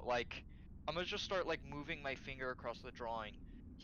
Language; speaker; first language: English; native; English